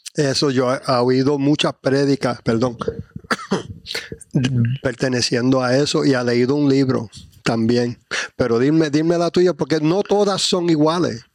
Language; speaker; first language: Spanish; early bilingual, heritage; Spanish